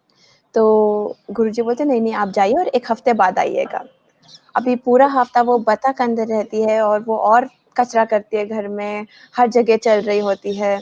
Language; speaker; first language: Hindi; native; Hindi